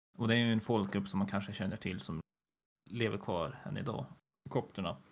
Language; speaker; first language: Swedish; native; Swedish